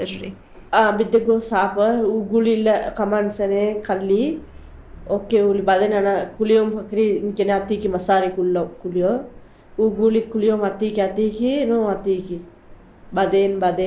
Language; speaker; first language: Arabic; non-native, learner; Sinhala